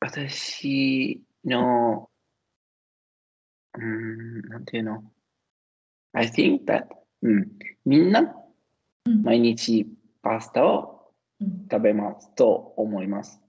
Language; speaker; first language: Japanese; non-native, learner; Italian